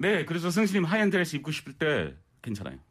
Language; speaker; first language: Korean; non-native, learner; English